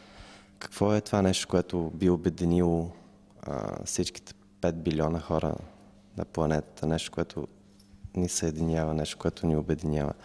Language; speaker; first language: Bulgarian; native; Bulgarian